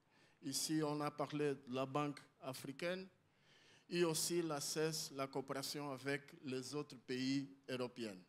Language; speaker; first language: French; non-native, learner; Portuguese